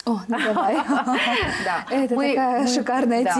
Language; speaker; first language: Russian; native; Russian